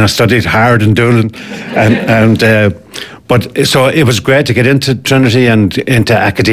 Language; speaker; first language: English; native; English